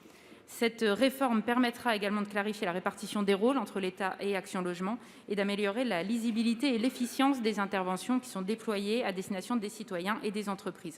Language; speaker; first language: French; native; French